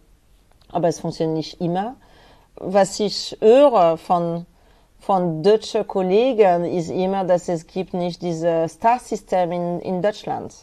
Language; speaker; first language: German; non-native, fluent; French